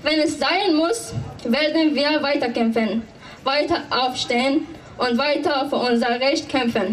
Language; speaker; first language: German; non-native, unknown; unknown